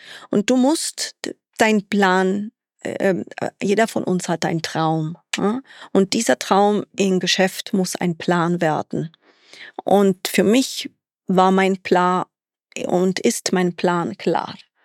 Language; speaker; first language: German; non-native, fluent; Italian